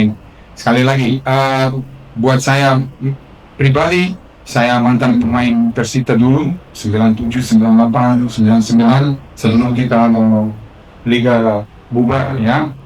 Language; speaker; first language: Indonesian; non-native, fluent; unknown